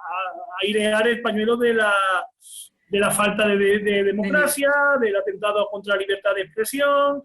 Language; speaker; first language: Spanish; native; Spanish